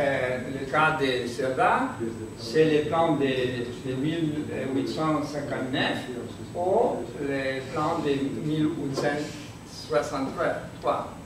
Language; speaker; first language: French; non-native, learner; Spanish